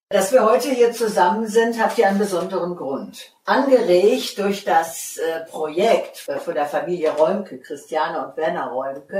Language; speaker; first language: German; native; German